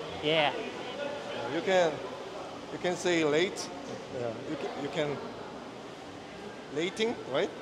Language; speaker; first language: English; non-native, learner; Korean